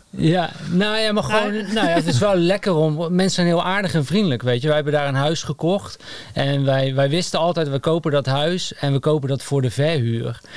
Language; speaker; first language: Dutch; native; Dutch